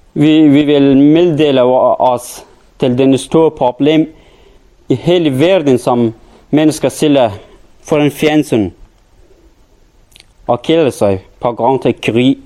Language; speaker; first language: Danish; non-native, learner; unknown